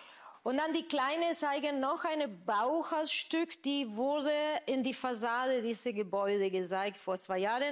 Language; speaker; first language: German; non-native, fluent; Spanish